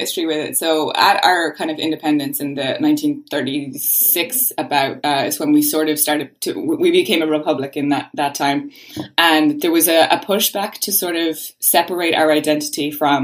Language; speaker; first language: English; native; English